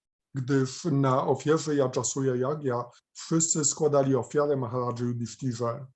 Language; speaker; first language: Polish; native; Polish